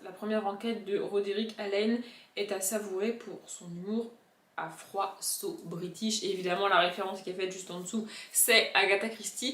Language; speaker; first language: French; native; French